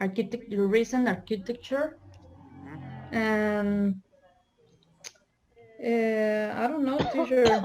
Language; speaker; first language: English; non-native, learner; Spanish